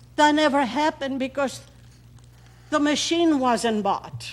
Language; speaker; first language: English; non-native, fluent; Greek